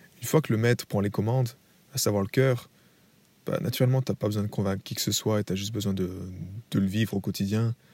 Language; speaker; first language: French; native; French